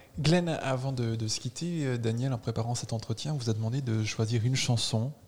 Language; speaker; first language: French; native; French